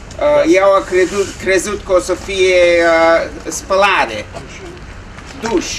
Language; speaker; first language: Romanian; non-native, local second language; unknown